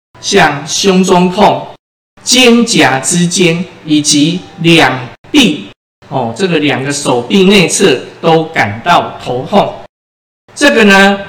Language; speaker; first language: Chinese; native; Chinese